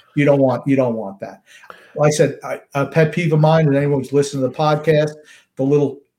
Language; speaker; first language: English; native; English